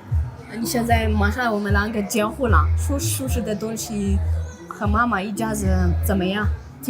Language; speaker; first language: Chinese; non-native, learner; Amharic